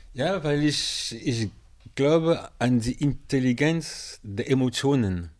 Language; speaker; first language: German; non-native, fluent; French